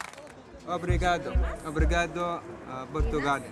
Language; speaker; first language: Portuguese; non-native, learner; Arabic